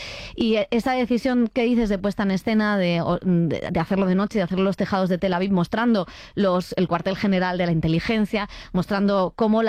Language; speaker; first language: Spanish; native; Spanish